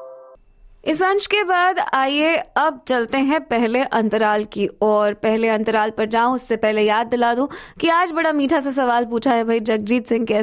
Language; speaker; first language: Hindi; native; Hindi